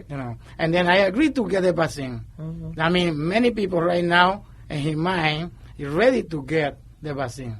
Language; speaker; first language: English; non-native, learner; Spanish